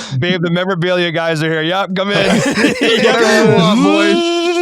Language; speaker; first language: English; native; English